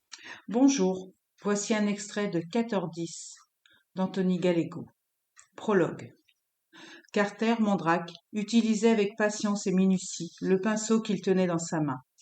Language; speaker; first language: French; native; French